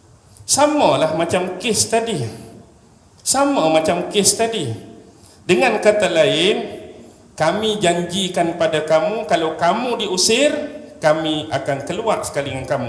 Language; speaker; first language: Malay; native; Malay